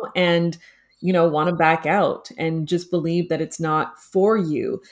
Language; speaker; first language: English; native; English